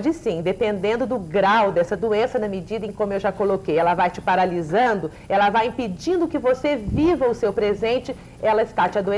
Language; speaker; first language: Portuguese; native; Portuguese